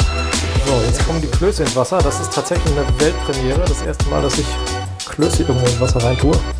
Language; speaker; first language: German; native; German